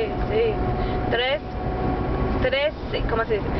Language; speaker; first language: Spanish; non-native, learner; English